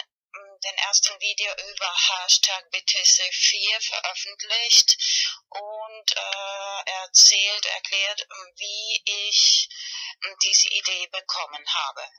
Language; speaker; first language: German; non-native, fluent; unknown